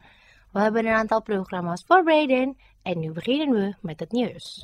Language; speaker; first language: Dutch; non-native, fluent; Indonesian